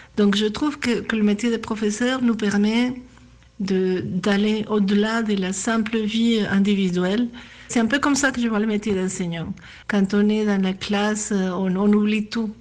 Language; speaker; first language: French; non-native, fluent; Spanish